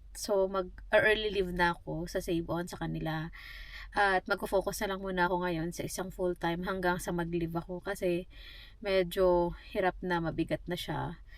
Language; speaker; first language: Filipino; native; Filipino